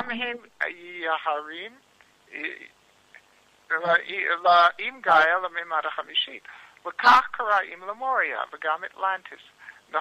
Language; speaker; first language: Hebrew; non-native, learner; English